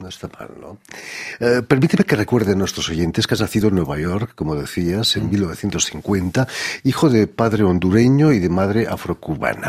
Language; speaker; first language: Spanish; native; Spanish